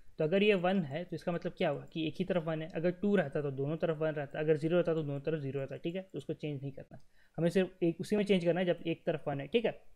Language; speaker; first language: Hindi; native; Hindi